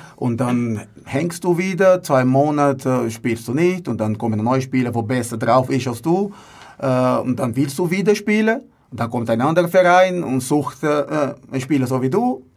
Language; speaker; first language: German; non-native, fluent; Portuguese